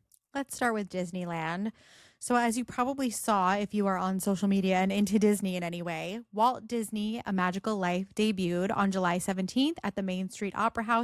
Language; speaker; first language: English; native; English